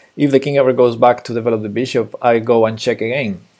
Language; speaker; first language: English; non-native, fluent; Spanish